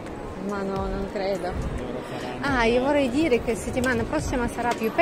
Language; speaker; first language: Italian; non-native, learner; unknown